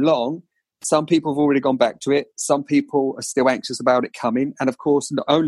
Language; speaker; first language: English; native; English